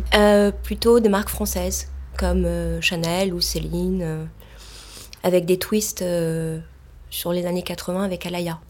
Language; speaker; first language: French; native; French